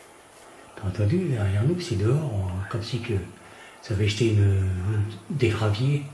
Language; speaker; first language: French; native; French